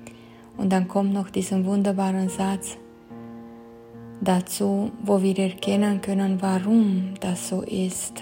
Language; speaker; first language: German; non-native, fluent; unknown